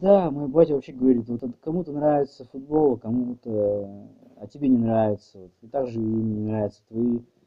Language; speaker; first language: Russian; native; Russian